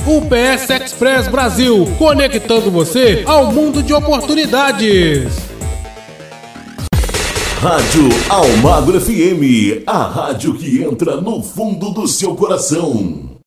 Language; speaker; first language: Portuguese; native; Portuguese